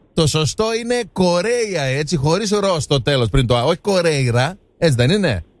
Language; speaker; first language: Greek; native; Greek